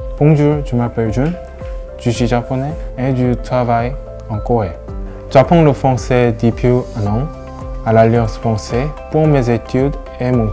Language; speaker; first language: French; non-native, learner; Japanese